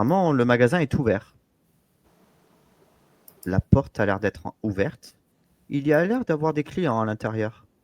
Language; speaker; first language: French; native; French